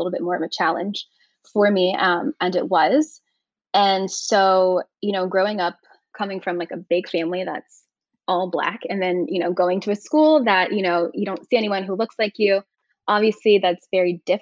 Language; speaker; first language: English; native; English